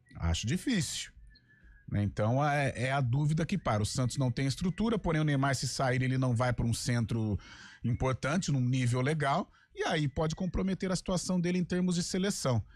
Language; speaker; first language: Portuguese; native; Portuguese